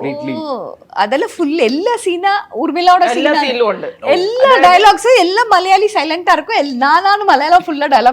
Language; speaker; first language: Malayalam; non-native, learner; Tamil